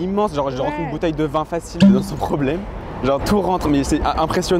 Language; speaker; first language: French; native; French